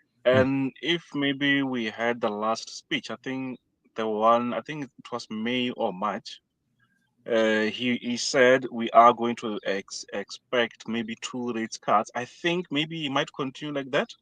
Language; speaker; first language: English; non-native, fluent; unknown